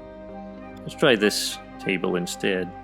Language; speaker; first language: English; native; English